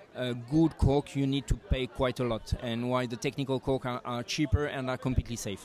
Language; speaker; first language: English; non-native, fluent; French